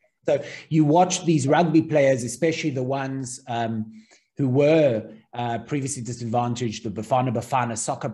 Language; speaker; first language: English; native; English